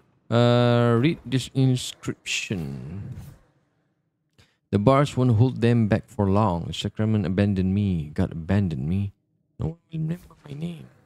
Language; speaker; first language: English; non-native, local second language; Malay